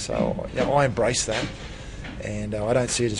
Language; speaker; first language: English; native; English